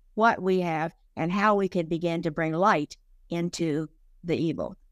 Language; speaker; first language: English; native; English